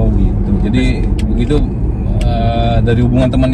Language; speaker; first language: Indonesian; native; Indonesian